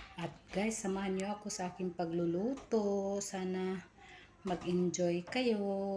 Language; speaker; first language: Filipino; non-native, local second language; Cebuano